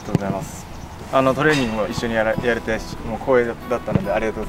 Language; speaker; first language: Japanese; native; Japanese